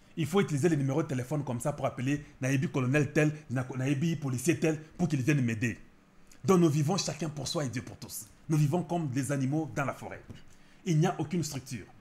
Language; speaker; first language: French; non-native, local second language; Lingala